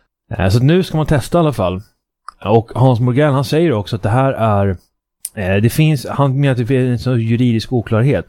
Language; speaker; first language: Swedish; native; Swedish